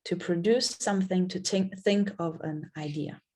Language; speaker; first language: English; non-native, fluent; Slovenian